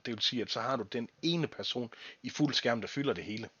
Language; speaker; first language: Danish; native; Danish